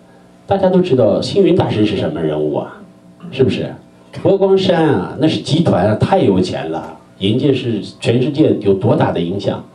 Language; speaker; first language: Chinese; native; Chinese